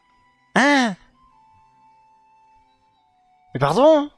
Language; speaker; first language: French; native; French